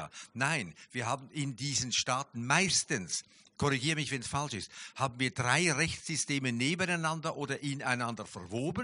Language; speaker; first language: German; native; German